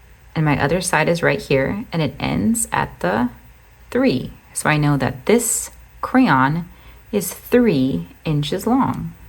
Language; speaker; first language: English; native; English